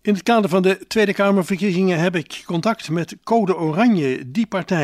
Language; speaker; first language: Dutch; native; Dutch